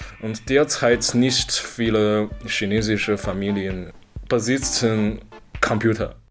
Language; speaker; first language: German; non-native, learner; Chinese